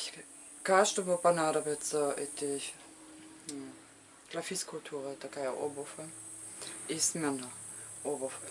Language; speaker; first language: Russian; non-native, learner; German